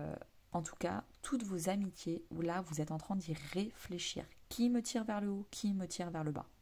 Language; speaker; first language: French; native; French